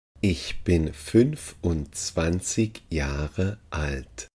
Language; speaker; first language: German; non-native, fluent; Uzbek